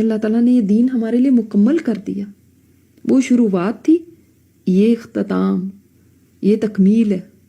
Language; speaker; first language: Urdu; native; Urdu